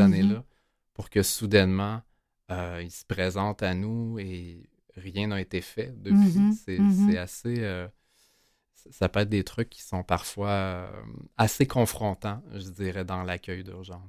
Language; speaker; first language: French; native; French